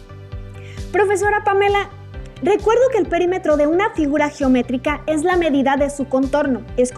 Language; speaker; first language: Spanish; native; Spanish